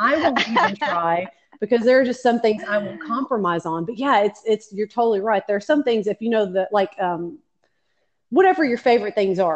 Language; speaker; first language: English; native; English